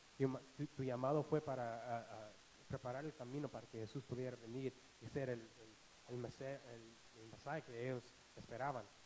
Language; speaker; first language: Spanish; non-native, fluent; English